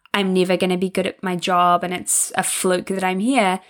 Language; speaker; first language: English; native; English